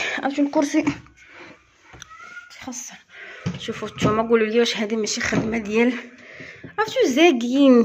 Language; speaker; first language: Arabic; native; Arabic